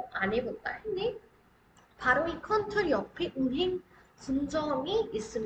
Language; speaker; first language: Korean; non-native, fluent; Hindi